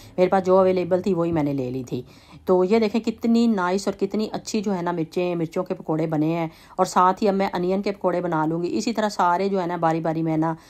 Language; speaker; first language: Urdu; native; Urdu